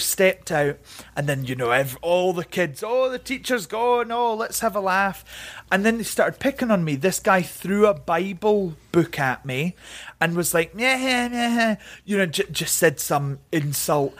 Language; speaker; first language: English; native; English